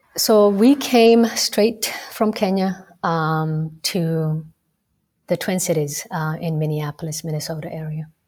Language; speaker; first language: English; non-native, local second language; Somali